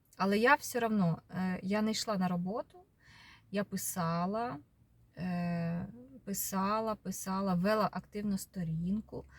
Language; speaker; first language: Ukrainian; non-native, local second language; Russian